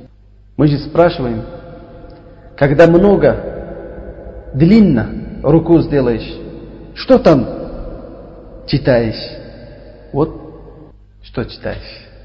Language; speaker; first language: Russian; non-native, learner; Uzbek